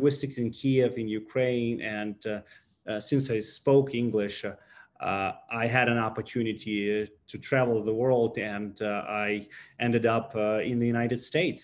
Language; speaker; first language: English; non-native, fluent; Ukrainian